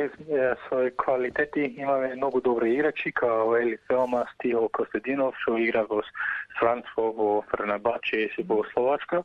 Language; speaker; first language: Macedonian; early bilingual, heritage; Macedonian